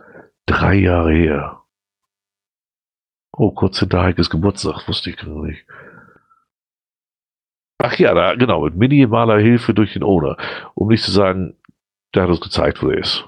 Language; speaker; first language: German; native; German